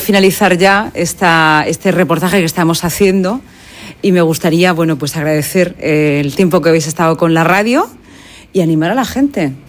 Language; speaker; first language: Spanish; native; Spanish